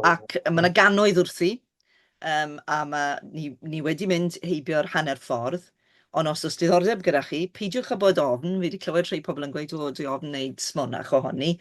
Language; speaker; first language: Welsh; native; Welsh